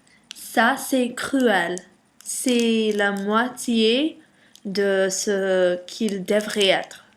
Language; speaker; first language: French; non-native, learner; English